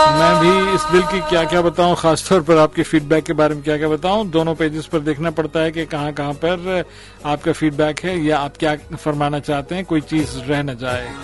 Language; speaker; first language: Urdu; native; Urdu